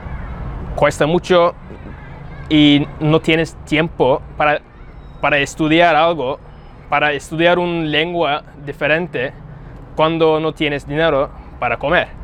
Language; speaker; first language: Spanish; non-native, fluent; Turkish